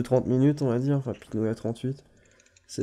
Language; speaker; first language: French; native; French